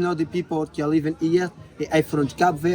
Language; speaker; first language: English; non-native, learner; Portuguese